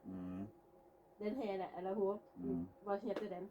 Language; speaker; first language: Swedish; non-native, learner; Thai